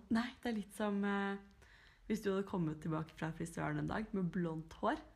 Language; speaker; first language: Norwegian; native; Norwegian